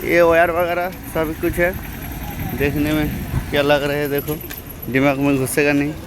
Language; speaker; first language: Hindi; non-native, local second language; Bangla